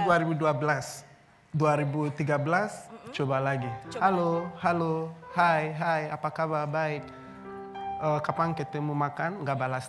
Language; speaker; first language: Indonesian; non-native, fluent; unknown